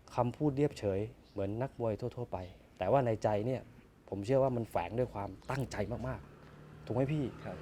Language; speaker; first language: Thai; native; Thai